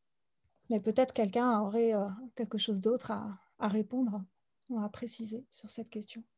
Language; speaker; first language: French; native; French